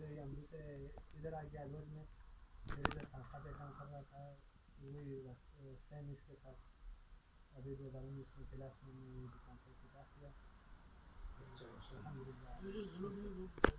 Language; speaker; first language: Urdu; non-native, local second language; Pashto